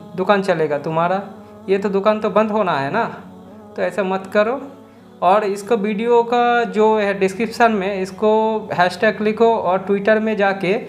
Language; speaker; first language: Hindi; non-native, local second language; Bangla